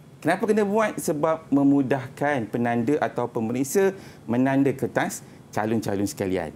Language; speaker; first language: Malay; native; Malay